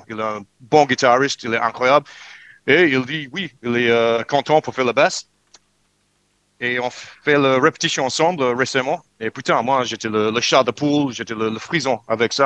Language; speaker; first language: French; non-native, learner; English